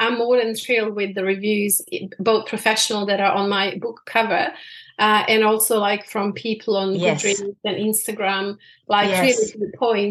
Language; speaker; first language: English; non-native, fluent; Bosnian